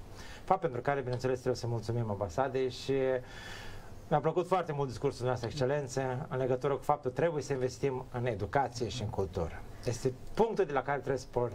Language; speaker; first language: Romanian; native; Romanian